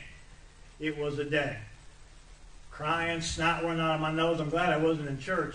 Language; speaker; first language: English; native; English